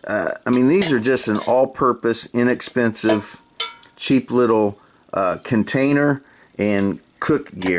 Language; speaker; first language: English; native; English